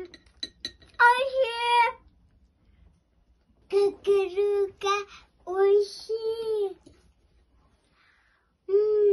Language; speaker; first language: Japanese; early bilingual, other home language; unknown